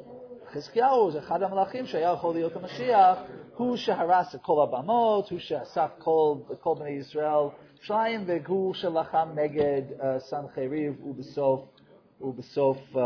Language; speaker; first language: Hebrew; non-native, fluent; English